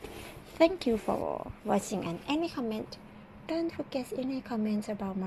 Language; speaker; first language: English; non-native, learner; Thai